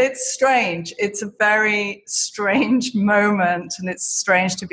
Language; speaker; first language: English; native; English